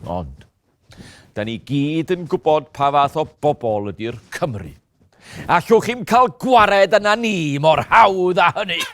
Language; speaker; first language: Welsh; native; Welsh